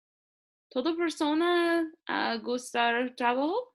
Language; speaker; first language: Spanish; non-native, learner; English